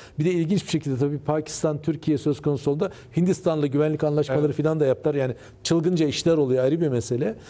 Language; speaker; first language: Turkish; early bilingual, heritage; Turkish